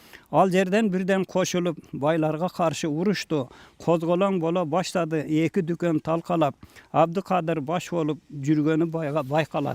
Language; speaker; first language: Kyrgyz; native; Kyrgyz